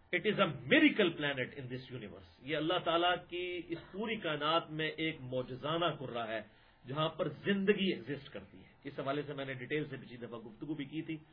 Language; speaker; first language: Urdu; non-native, local second language; Punjabi